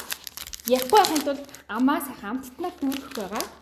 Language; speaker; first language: Mongolian; native; Mongolian